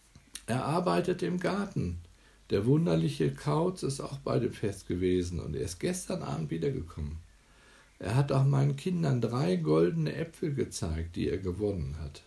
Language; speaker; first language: German; native; German